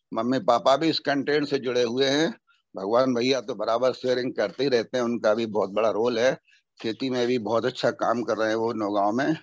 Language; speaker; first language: Hindi; native; Hindi